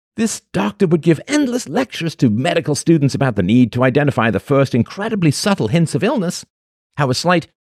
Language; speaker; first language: English; native; English